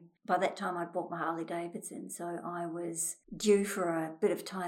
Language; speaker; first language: English; native; English